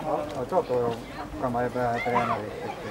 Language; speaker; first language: Swedish; native; Swedish